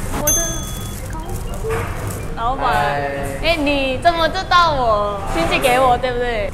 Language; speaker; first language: Chinese; non-native, fluent; Korean